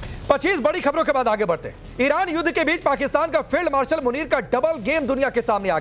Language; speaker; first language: Hindi; native; Hindi